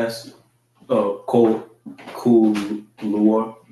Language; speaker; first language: French; non-native, learner; English